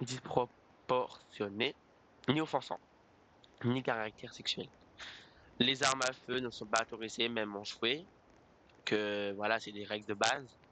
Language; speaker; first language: French; native; French